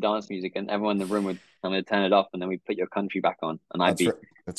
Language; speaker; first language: English; native; English